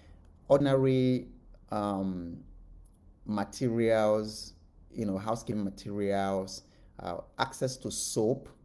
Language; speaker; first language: English; non-native, local second language; Igbo